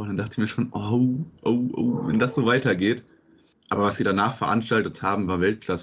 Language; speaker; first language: German; native; German